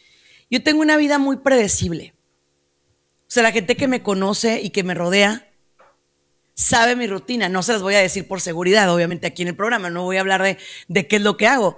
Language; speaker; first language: Spanish; native; Spanish